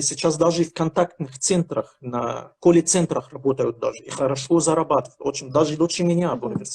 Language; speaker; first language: Russian; non-native, fluent; Arabic